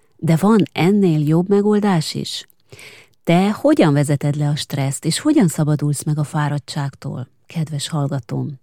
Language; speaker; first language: Hungarian; native; Hungarian